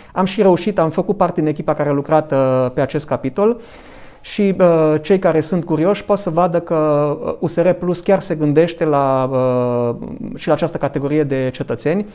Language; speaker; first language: Romanian; non-native, local second language; Hungarian